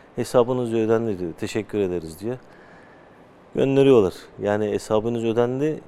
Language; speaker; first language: Turkish; native; Turkish